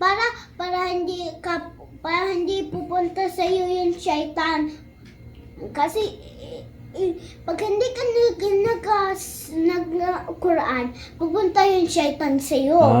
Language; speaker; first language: Filipino; non-native, learner; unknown